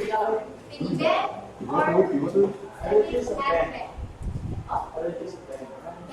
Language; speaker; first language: English; non-native, learner; Indonesian